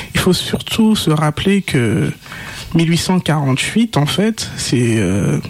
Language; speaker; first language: French; native; French